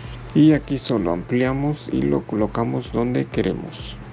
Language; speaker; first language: Spanish; native; Spanish